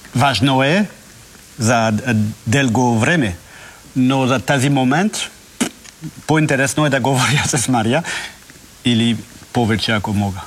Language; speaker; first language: Bulgarian; non-native, learner; French